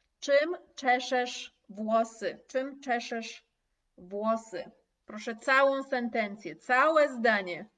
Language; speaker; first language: Polish; native; Polish